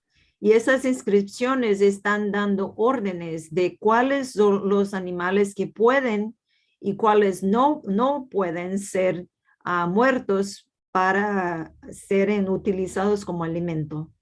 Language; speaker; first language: Spanish; non-native, fluent; Portuguese